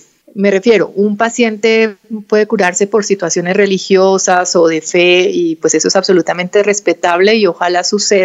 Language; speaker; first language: Spanish; native; Spanish